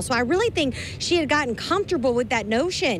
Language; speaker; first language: English; native; English